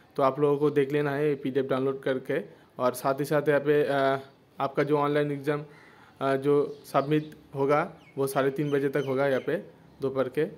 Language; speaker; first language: Hindi; non-native, local second language; Bangla